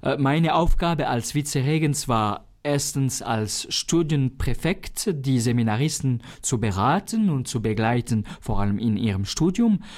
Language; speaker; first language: German; non-native, local second language; French